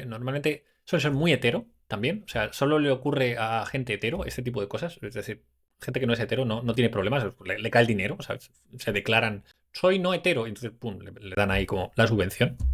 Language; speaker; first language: Spanish; native; Spanish